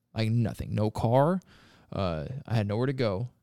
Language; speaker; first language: English; native; English